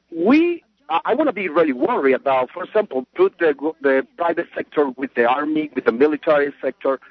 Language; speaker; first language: English; non-native, learner; Spanish